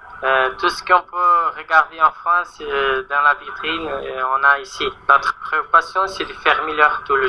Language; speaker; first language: French; non-native, learner; Portuguese